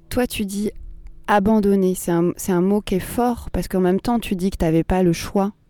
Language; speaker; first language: French; native; French